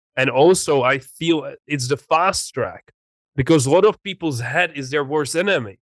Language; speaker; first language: English; non-native, fluent; Czech